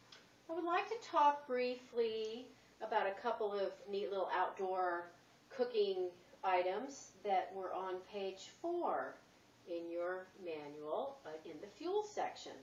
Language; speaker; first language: English; native; English